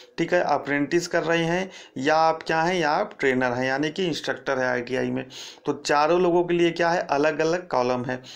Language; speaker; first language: Hindi; native; Hindi